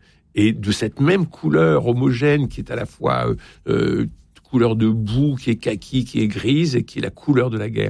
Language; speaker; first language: French; native; French